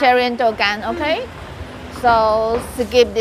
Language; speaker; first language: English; non-native, learner; Chinese